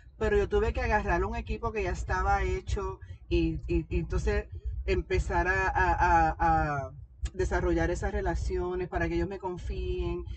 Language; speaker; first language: Spanish; native; Spanish